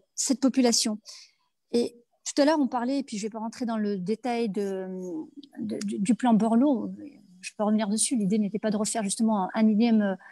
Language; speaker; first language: French; native; French